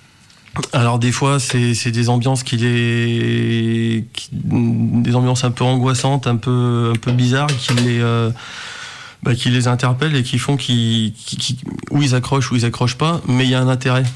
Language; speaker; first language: French; native; French